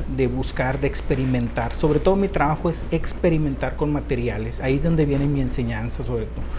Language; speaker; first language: Spanish; native; Spanish